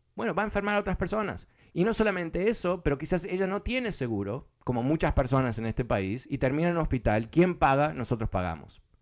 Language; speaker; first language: Spanish; early bilingual, other home language; English